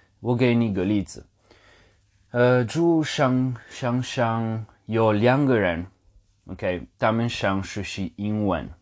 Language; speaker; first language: Chinese; non-native, learner; English